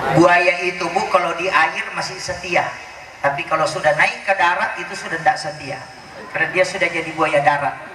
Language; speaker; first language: Indonesian; non-native, local second language; Buginese